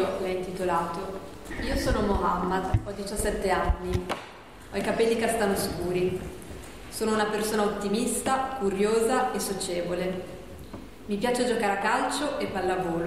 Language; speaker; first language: Italian; early bilingual, other home language; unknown